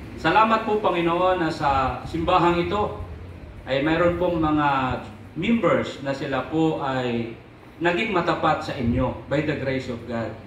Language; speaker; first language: Filipino; non-native, local second language; Aklanon